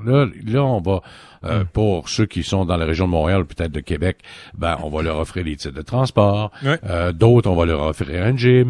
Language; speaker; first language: French; native; French